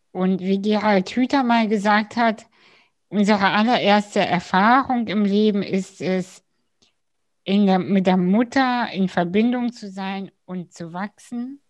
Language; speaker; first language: German; early bilingual, other home language; Russian